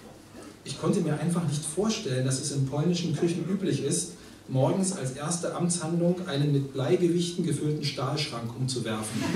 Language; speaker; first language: German; native; German